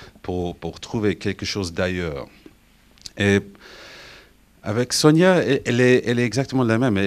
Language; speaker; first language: French; non-native, fluent; English